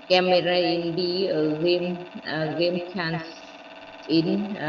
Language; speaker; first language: English; non-native, learner; Vietnamese